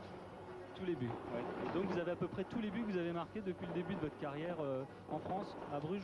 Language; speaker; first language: French; native; French